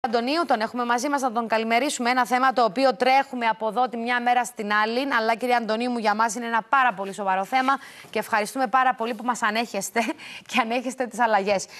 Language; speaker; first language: Greek; native; Greek